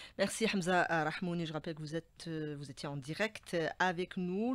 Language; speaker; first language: French; non-native, local second language; Arabic